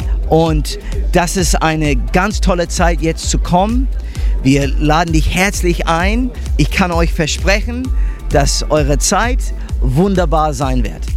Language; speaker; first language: German; non-native, learner; English